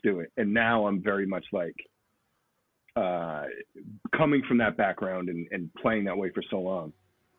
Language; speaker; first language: English; native; English